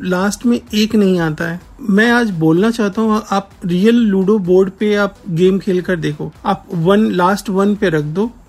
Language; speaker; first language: Hindi; native; Hindi